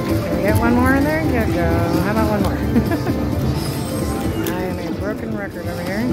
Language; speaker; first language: English; native; English